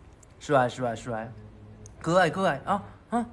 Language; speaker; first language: Chinese; non-native, learner; Japanese